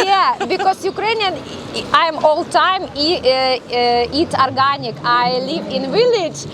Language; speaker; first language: English; non-native, learner; Russian